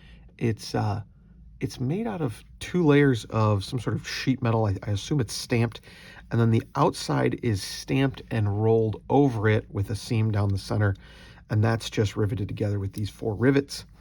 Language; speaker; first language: English; native; English